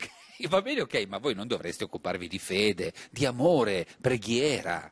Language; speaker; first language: Italian; native; Italian